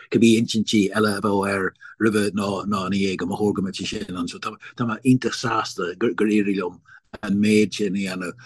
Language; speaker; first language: Irish; non-native, local second language; English